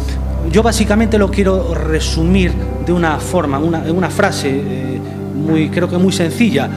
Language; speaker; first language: Spanish; native; Spanish